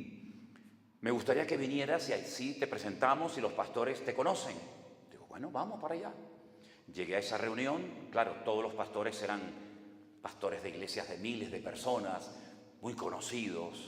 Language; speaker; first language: Spanish; native; Spanish